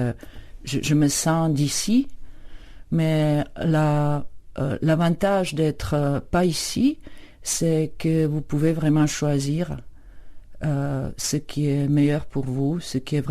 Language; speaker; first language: French; non-native, fluent; Czech